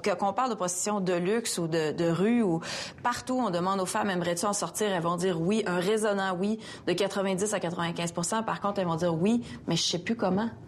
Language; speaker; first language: French; native; French